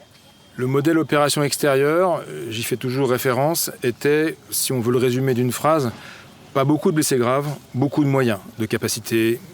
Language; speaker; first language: French; native; French